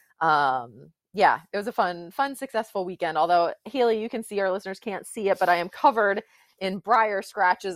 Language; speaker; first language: English; native; English